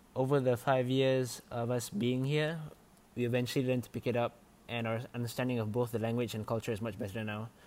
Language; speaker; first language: English; non-native, local second language; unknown